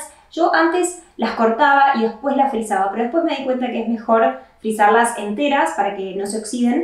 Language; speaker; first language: Spanish; native; Spanish